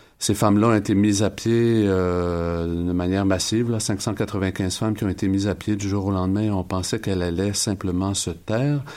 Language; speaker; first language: French; native; French